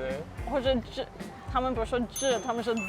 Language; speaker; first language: Chinese; non-native, fluent; English